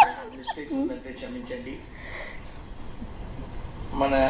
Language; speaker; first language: Telugu; non-native, learner; Tamil